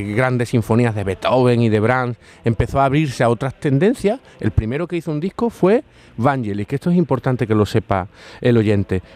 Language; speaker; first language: Spanish; native; Spanish